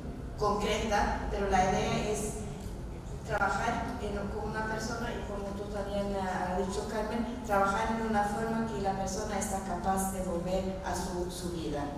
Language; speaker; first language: Spanish; non-native, fluent; Norwegian